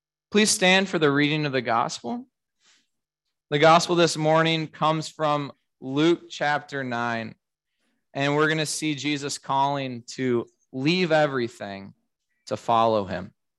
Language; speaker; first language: English; native; English